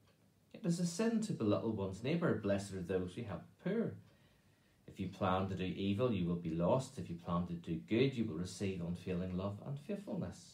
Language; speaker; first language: English; native; English